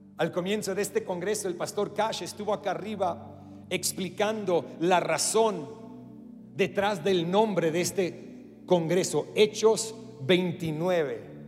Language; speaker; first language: Spanish; non-native, fluent; English